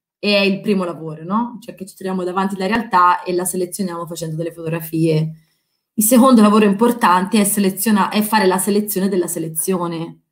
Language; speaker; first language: Italian; native; Italian